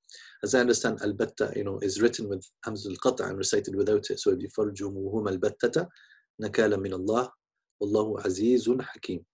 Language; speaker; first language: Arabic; non-native, fluent; English